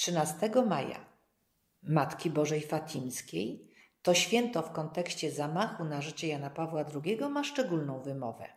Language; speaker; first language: Polish; native; Polish